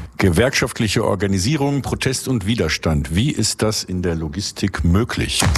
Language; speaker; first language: German; native; German